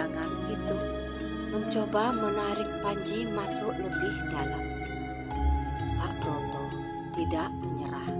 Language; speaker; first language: Indonesian; native; Indonesian